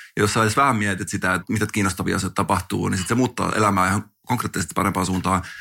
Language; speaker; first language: Finnish; native; Finnish